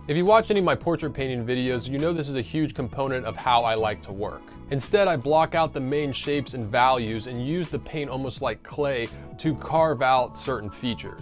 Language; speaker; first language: English; native; English